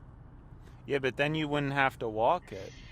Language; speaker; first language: English; native; English